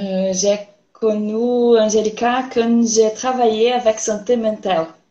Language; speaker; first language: French; non-native, learner; Portuguese